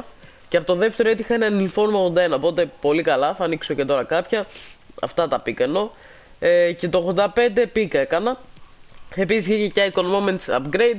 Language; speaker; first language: Greek; native; Greek